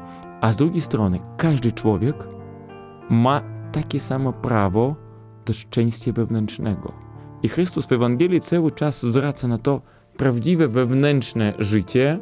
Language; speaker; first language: Polish; non-native, fluent; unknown